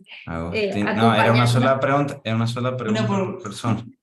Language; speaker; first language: Spanish; native; Spanish